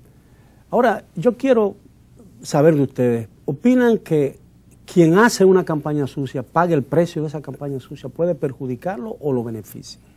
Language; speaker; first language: Spanish; native; Spanish